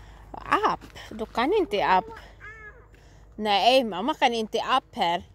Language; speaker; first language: Swedish; non-native, learner; Filipino